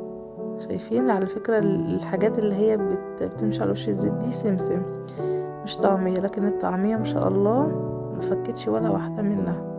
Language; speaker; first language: Arabic; native; Arabic